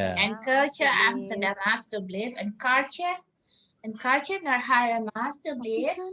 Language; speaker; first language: Dutch; non-native, learner; Indonesian